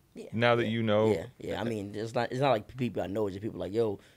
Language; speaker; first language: English; native; English